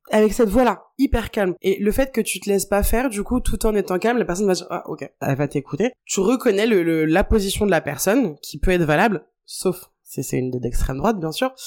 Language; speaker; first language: French; native; French